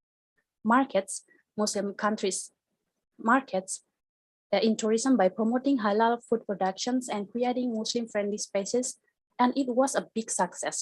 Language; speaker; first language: English; non-native, fluent; Indonesian